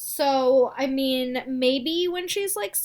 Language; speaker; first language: English; native; English